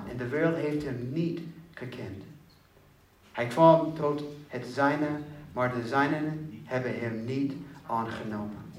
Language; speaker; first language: Dutch; non-native, learner; English